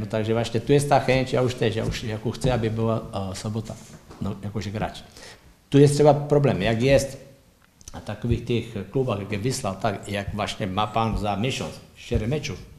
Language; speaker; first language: Polish; non-native, learner; Czech